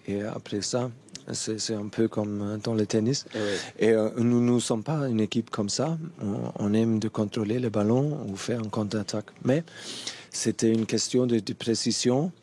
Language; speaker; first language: French; non-native, fluent; German